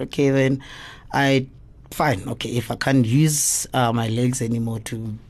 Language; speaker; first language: English; non-native, local second language; Zulu